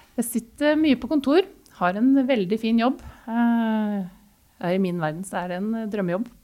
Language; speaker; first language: Norwegian; native; Norwegian